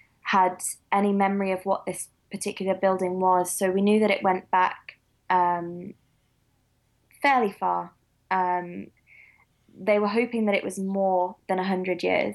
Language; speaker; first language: English; native; English